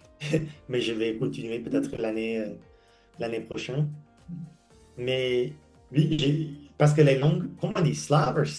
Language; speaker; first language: French; non-native, fluent; English